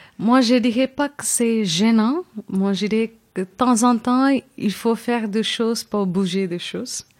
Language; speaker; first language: French; non-native, fluent; Tamil